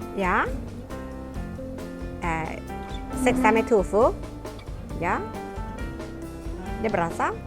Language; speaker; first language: Swedish; non-native, learner; Thai